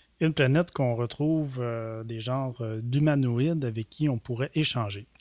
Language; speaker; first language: French; native; French